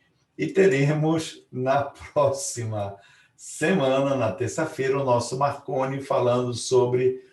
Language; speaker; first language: Portuguese; native; Portuguese